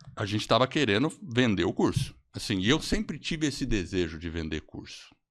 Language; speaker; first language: Portuguese; native; Portuguese